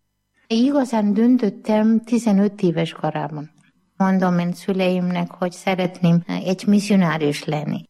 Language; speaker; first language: Hungarian; non-native, learner; Malayalam